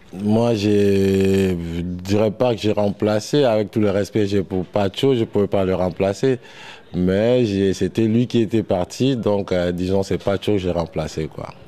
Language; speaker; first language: French; non-native, local second language; Lingala